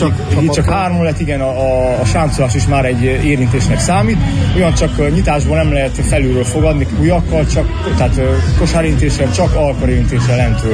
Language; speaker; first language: Hungarian; native; Hungarian